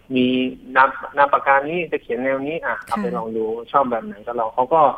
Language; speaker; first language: Thai; native; Thai